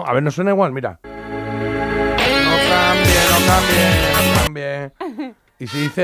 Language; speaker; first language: Spanish; native; Spanish